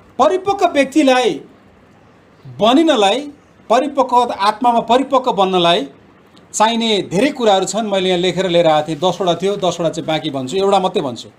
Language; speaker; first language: Nepali; non-native, local second language; Eastern Tamang